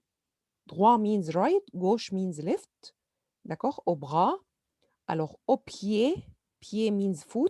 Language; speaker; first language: French; non-native, fluent; Arabic